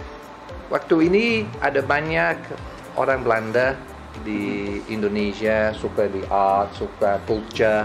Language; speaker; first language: Indonesian; non-native, learner; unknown